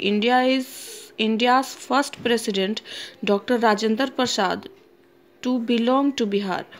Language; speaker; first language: Hindi; native; Hindi